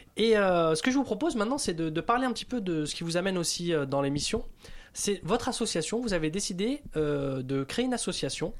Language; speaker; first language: French; native; French